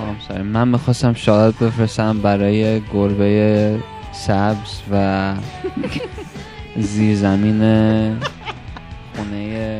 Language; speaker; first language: Persian; native; Persian